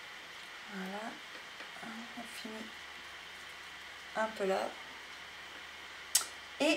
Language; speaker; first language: French; native; French